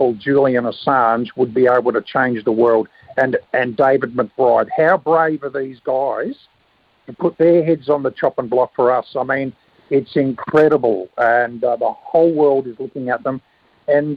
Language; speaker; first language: English; native; English